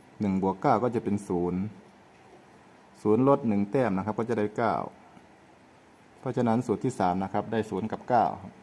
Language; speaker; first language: Thai; native; Thai